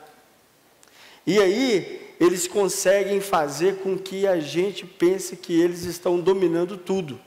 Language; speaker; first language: Portuguese; native; Portuguese